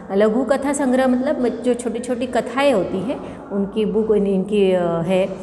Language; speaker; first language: Hindi; non-native, local second language; Marathi